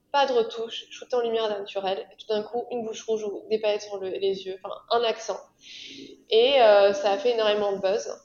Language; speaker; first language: French; native; French